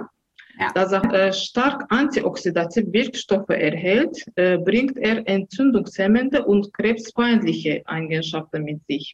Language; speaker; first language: German; non-native, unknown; Azerbaijani